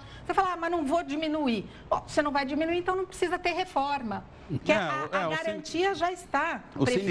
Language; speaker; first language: Portuguese; native; Portuguese